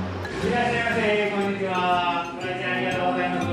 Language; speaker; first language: Japanese; native; Japanese